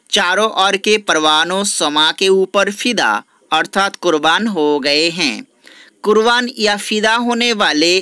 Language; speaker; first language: Hindi; non-native, local second language; Bangla